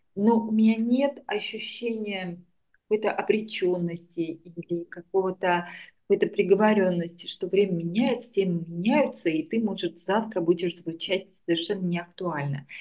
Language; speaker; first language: Russian; non-native, local second language; Armenian